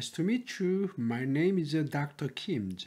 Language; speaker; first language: English; non-native, fluent; Korean